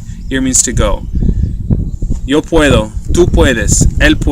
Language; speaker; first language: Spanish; non-native, fluent; English